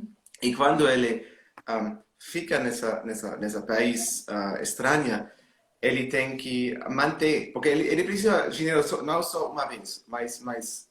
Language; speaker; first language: Portuguese; non-native, learner; German